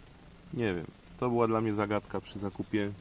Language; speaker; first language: Polish; native; Polish